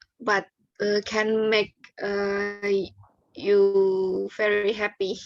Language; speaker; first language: English; non-native, learner; Indonesian